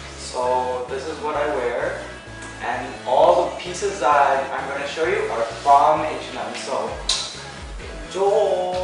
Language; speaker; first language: English; native; English